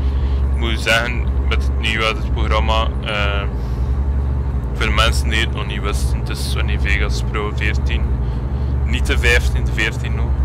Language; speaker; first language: Dutch; native; Dutch